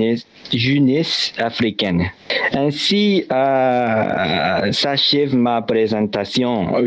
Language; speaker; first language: French; non-native, learner; Japanese